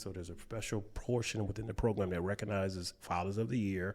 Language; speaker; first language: English; native; English